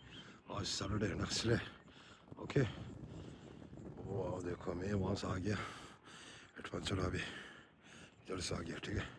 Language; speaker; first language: Hindi; non-native, local second language; Tibetan